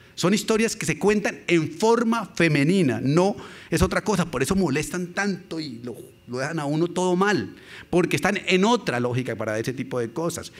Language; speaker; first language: Spanish; native; Spanish